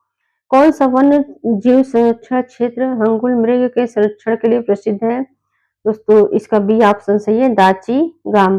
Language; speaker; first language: Hindi; native; Hindi